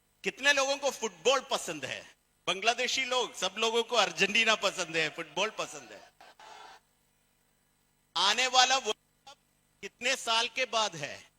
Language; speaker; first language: Hindi; non-native, fluent; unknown